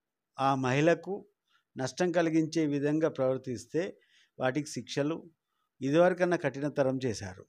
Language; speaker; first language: Telugu; native; Telugu